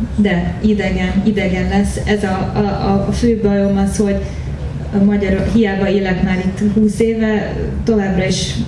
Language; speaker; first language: Hungarian; early bilingual, heritage; Hungarian